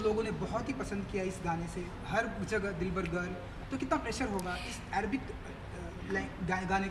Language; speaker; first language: Hindi; native; Hindi